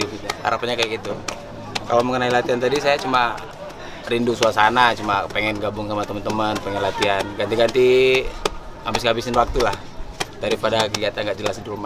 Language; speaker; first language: Indonesian; native; Indonesian